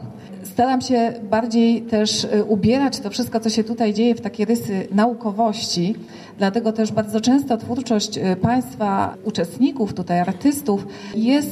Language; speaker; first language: Polish; native; Polish